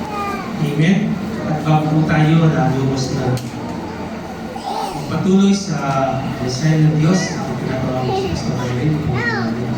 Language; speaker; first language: Filipino; native; Filipino